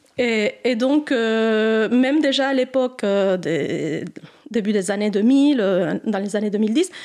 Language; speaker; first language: French; non-native, fluent; Spanish